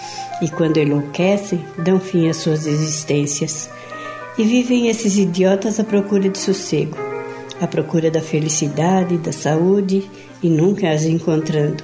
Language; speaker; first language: Portuguese; native; Portuguese